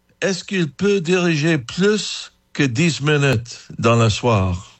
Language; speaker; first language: French; non-native, fluent; English